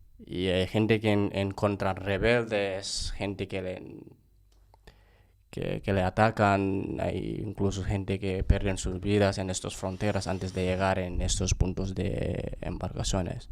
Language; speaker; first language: Spanish; non-native, fluent; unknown